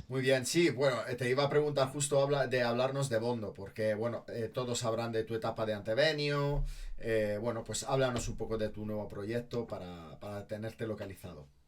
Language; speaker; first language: Spanish; native; Spanish